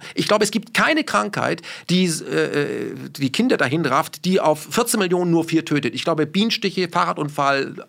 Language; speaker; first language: German; native; German